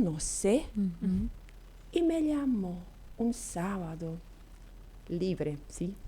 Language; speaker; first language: Spanish; non-native, local second language; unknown